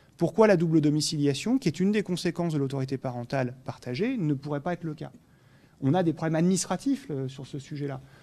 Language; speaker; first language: French; native; French